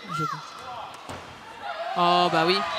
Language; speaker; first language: French; native; French